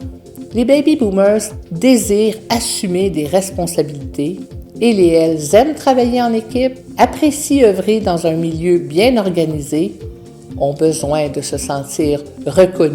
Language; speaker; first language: French; native; French